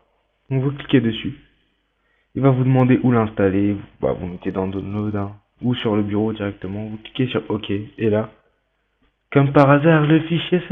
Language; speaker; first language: French; native; French